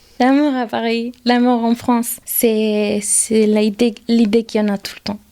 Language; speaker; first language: French; non-native, fluent; Spanish